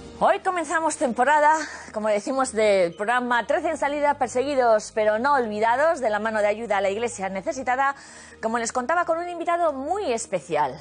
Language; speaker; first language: Spanish; native; Spanish